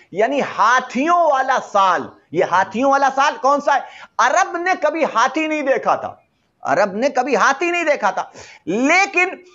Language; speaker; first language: Hindi; native; Hindi